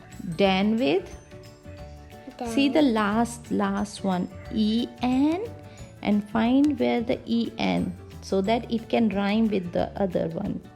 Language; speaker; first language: English; non-native, local second language; Hindi